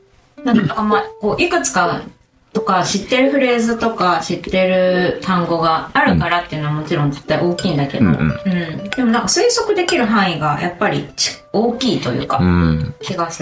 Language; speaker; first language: Japanese; native; Japanese